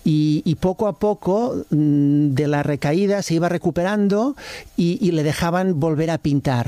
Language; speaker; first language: Spanish; native; Spanish